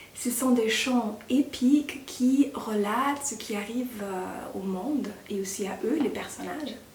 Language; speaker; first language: French; non-native, fluent; German